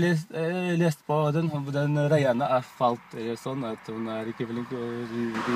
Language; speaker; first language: Norwegian; non-native, learner; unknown